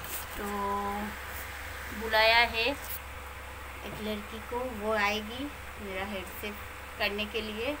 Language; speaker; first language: Hindi; non-native, local second language; Bangla